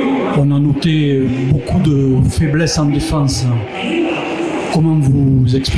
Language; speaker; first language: French; native; French